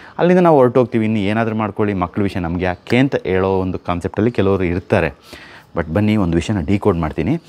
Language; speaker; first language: Kannada; native; Kannada